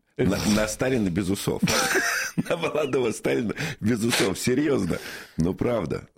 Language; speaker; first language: Russian; native; Russian